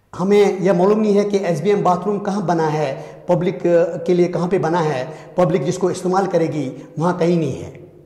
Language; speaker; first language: Hindi; native; Hindi